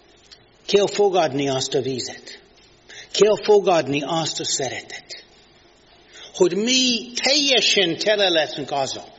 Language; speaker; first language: Hungarian; non-native, fluent; English